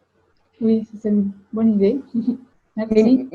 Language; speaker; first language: French; non-native, fluent; Spanish